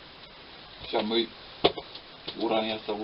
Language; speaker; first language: Russian; native; Russian